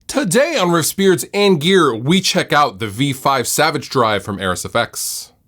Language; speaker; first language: English; native; English